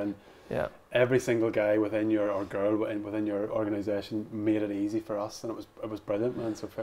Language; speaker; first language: English; native; English